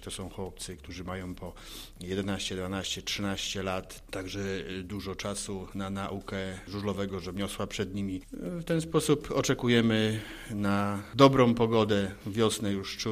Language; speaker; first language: Polish; native; Polish